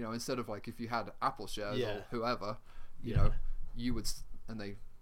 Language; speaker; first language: English; native; English